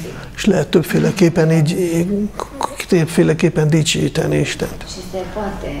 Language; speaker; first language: Hungarian; non-native, fluent; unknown